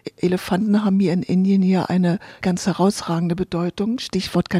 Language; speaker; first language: German; native; German